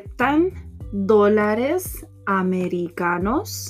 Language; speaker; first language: Spanish; non-native, fluent; English